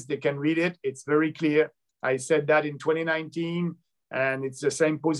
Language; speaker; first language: English; non-native, local second language; French